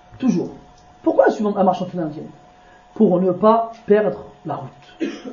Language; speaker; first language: French; native; French